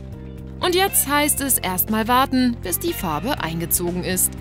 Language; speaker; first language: German; native; German